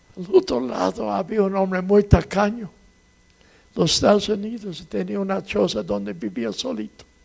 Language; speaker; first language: Spanish; non-native, fluent; English